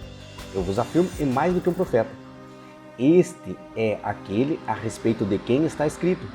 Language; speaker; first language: Portuguese; native; Portuguese